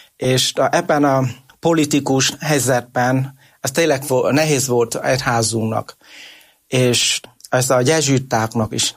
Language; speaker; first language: Hungarian; non-native, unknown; Vietnamese